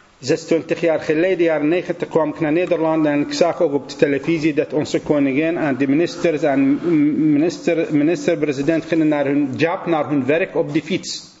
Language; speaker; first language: Dutch; non-native, fluent; Assyrian Neo-Aramaic